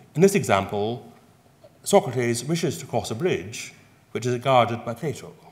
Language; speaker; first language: English; native; English